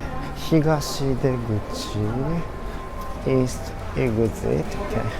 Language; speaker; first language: English; non-native, learner; Japanese